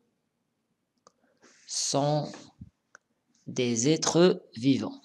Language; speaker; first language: French; non-native, local second language; Arabic